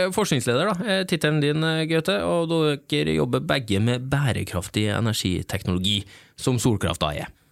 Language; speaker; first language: Norwegian; native; Norwegian